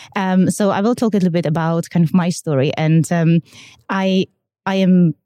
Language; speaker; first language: English; non-native, fluent; Czech